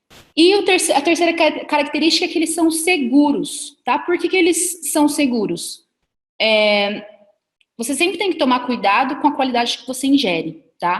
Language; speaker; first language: Portuguese; native; Portuguese